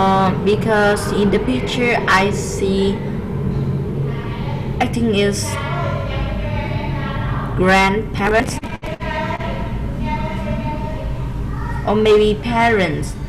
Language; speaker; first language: English; non-native, learner; Vietnamese